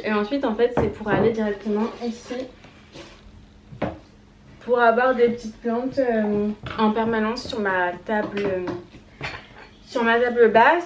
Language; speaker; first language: French; native; French